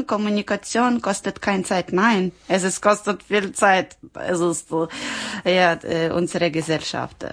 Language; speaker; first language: German; non-native, learner; Ukrainian